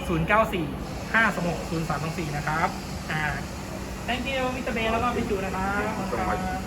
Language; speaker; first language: Thai; native; Thai